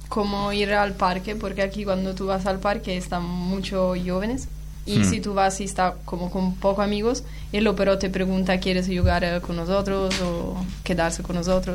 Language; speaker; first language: Spanish; non-native, learner; Italian